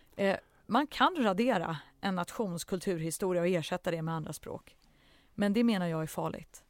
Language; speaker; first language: Swedish; early bilingual, other home language; Central Kurdish